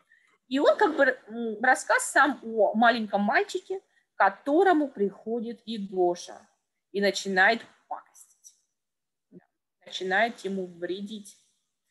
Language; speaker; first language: Russian; native; Russian